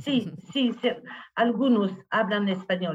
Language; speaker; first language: Spanish; non-native, learner; French